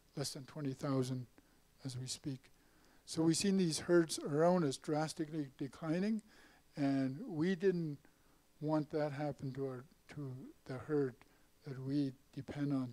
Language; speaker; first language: English; native; English